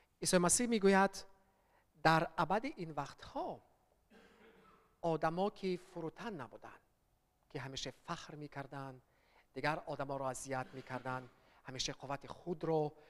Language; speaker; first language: Persian; early bilingual, heritage; Persian